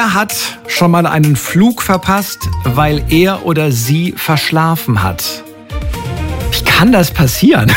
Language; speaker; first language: German; native; German